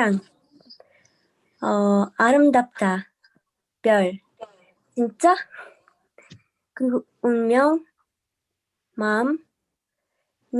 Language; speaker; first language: Korean; non-native, learner; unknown